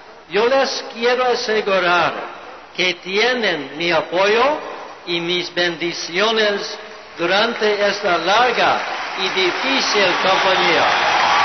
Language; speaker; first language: Spanish; non-native, fluent; English